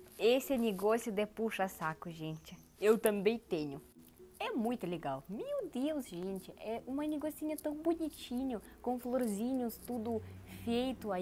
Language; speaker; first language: Portuguese; non-native, learner; Russian